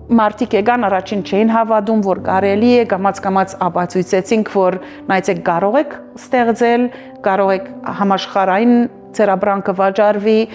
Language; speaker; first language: Armenian; early bilingual, heritage; Armenian